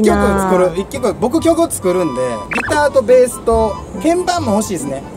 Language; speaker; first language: Japanese; native; Japanese